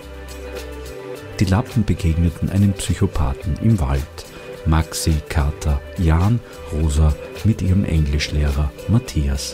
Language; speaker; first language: German; native; German